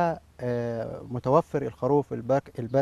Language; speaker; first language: Arabic; native; Arabic